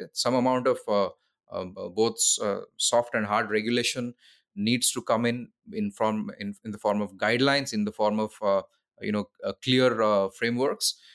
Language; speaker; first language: English; non-native, local second language; Odia